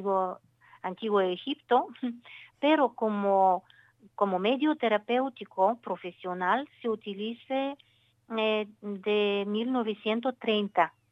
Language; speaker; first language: Spanish; non-native, learner; Bulgarian